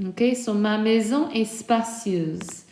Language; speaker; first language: French; non-native, fluent; English